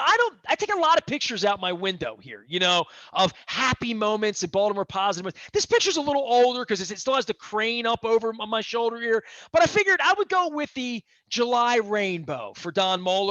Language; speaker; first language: English; native; English